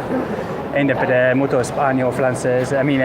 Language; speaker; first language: Portuguese; non-native, learner; English